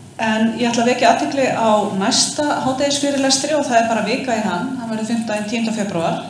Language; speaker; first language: Icelandic; native; Icelandic